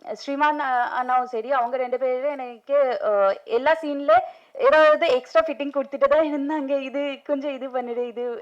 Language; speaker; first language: Tamil; non-native, fluent; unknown